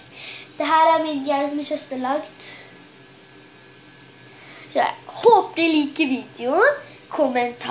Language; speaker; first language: Swedish; early bilingual, other home language; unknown